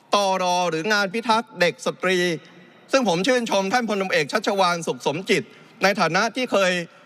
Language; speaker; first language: Thai; native; Thai